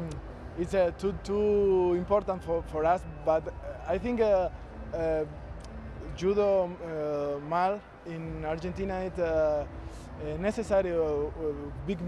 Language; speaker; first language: English; non-native, learner; Spanish